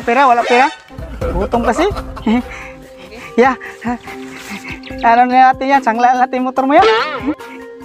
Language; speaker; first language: Filipino; non-native, local second language; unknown